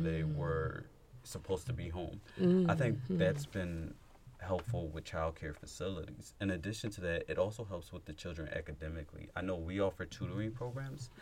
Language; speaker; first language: English; native; English